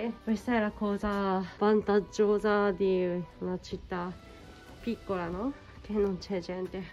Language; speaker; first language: Italian; non-native, fluent; Japanese